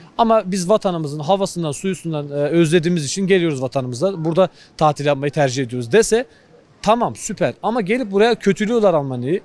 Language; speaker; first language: Turkish; native; Turkish